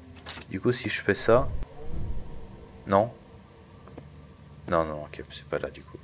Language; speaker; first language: French; native; French